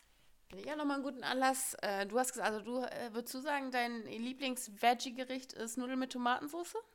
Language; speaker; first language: German; native; German